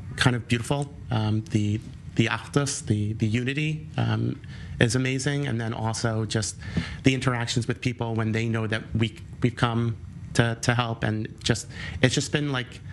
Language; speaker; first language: English; native; English